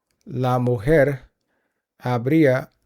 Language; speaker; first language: Spanish; non-native, learner; English